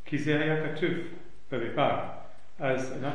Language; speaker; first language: Hebrew; non-native, learner; English